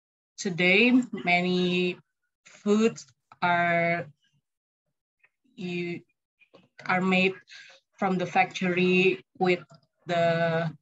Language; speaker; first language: English; non-native, learner; Indonesian